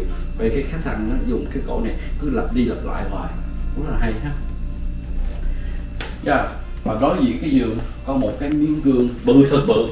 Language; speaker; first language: Vietnamese; native; Vietnamese